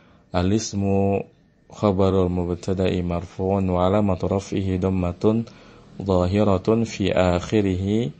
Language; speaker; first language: Arabic; non-native, fluent; Indonesian